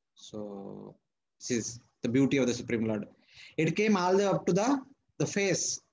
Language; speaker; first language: English; non-native, local second language; Telugu